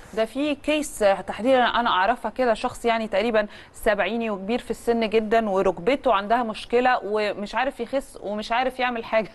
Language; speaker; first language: Egyptian Arabic; native; Egyptian Arabic